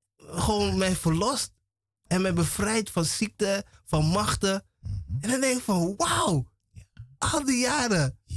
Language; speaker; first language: Dutch; native; Dutch